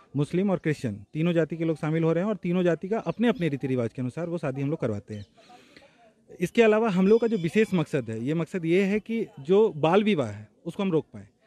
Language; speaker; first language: Hindi; native; Hindi